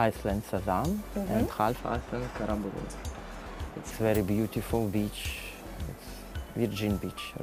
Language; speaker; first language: English; non-native, learner; Russian